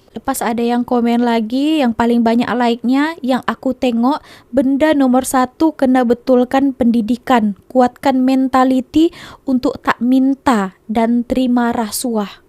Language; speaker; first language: Indonesian; native; Indonesian